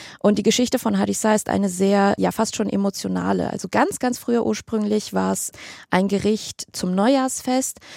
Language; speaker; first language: German; early bilingual, other home language; Armenian